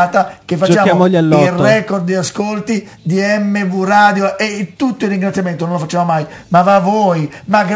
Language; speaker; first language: Italian; native; Italian